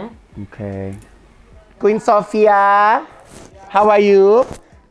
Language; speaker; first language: English; non-native, learner; Indonesian